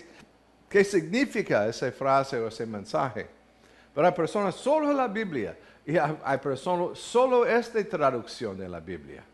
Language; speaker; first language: Spanish; non-native, fluent; English